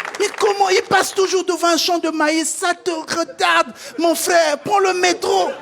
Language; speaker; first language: French; non-native, local second language; Lingala